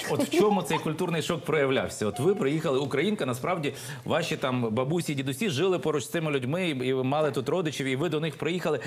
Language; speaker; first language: Ukrainian; native; Ukrainian